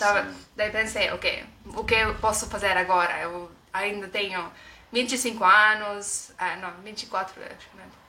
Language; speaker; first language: Portuguese; non-native, fluent; Estonian